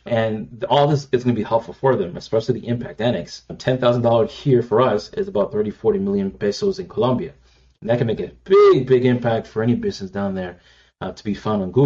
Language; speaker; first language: English; native; English